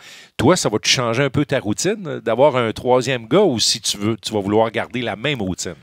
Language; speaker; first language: French; native; French